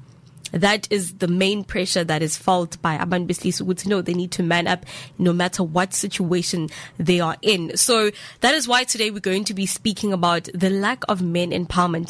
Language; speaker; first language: English; non-native, local second language; Zulu